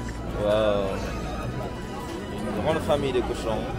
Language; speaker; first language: French; non-native, fluent; Vietnamese